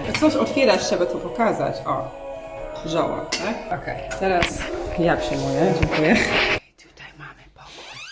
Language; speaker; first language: Polish; non-native, learner; English